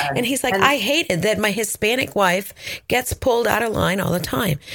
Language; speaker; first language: English; non-native, fluent; Spanish